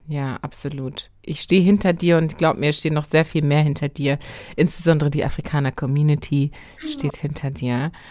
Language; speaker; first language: German; native; German